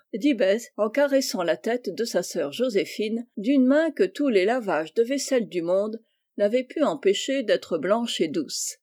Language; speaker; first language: French; native; French